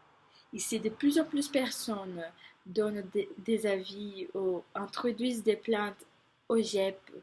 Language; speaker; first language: French; non-native, fluent; Portuguese